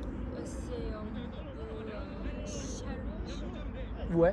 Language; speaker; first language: French; non-native, fluent; Korean